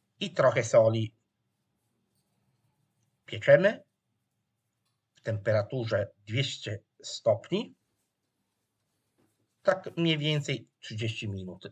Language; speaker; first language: Polish; non-native, fluent; Italian